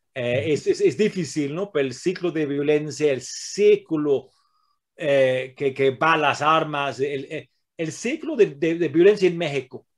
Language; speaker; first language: Spanish; non-native, fluent; English